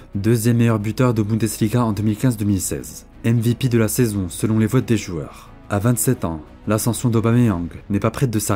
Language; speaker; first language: French; native; French